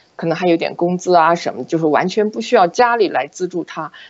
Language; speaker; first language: Chinese; native; Chinese